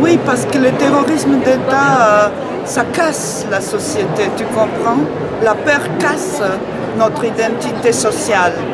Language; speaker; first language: French; non-native, fluent; Spanish